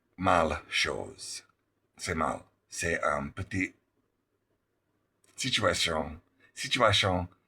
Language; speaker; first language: French; non-native, learner; English